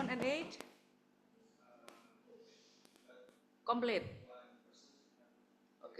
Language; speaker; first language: English; non-native, fluent; Indonesian